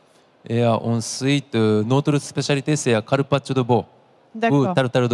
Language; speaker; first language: French; non-native, learner; Japanese